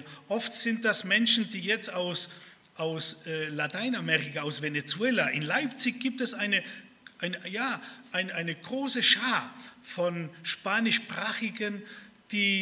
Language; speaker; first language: German; early bilingual, other home language; Spanish